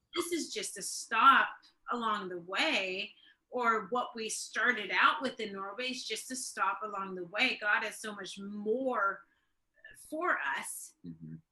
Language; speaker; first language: English; early bilingual, other home language; Swedish